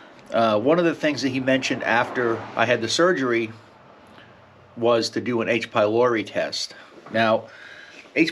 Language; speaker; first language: English; native; English